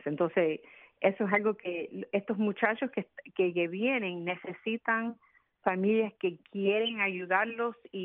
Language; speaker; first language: Spanish; early bilingual, other home language; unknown